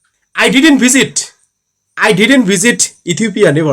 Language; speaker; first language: English; non-native, learner; Bangla